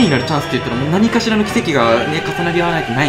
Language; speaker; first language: Japanese; native; Japanese